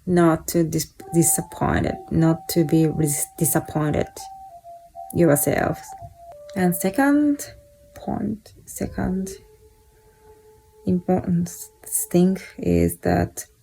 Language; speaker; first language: English; non-native, fluent; Japanese